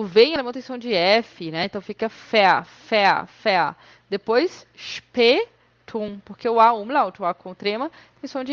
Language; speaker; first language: Portuguese; native; Portuguese